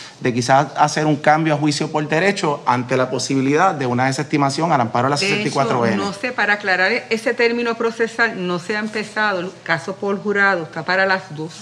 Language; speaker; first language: Spanish; native; Spanish